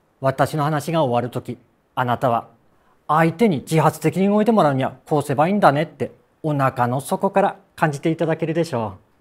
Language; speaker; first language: Japanese; native; Japanese